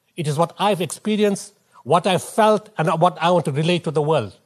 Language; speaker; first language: English; native; English